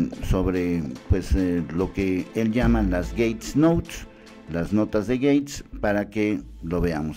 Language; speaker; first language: Spanish; native; Spanish